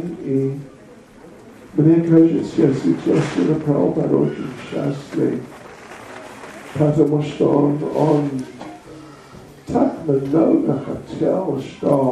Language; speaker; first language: Russian; non-native, learner; English